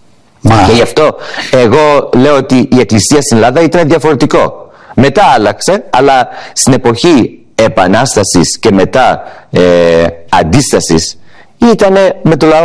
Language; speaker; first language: Greek; early bilingual, heritage; English